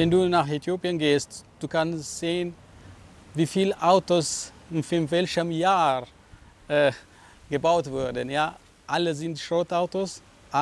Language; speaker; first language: German; non-native, fluent; Amharic